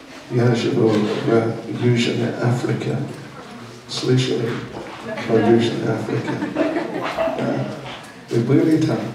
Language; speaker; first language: Russian; non-native, learner; English